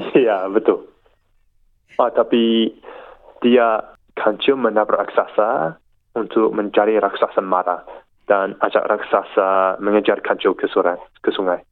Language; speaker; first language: Indonesian; non-native, learner; English